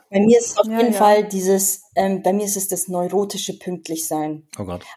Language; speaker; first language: German; native; German